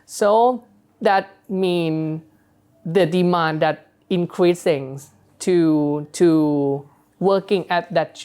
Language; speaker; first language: English; non-native, learner; Thai